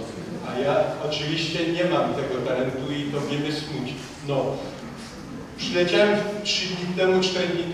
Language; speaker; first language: Polish; early bilingual, heritage; French